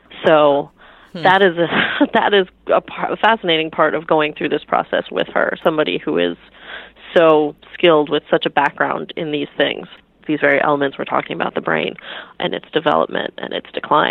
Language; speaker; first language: English; native; English